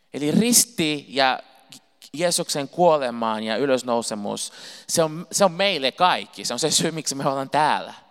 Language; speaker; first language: Finnish; non-native, fluent; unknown